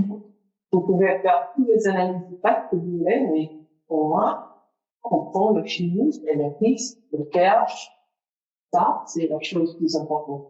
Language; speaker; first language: French; non-native, fluent; English